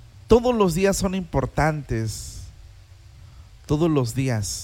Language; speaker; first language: Spanish; native; Spanish